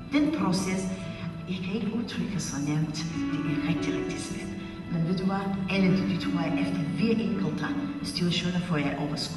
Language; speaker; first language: Danish; non-native, learner; Central Kurdish